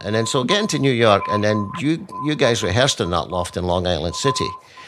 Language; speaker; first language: English; native; English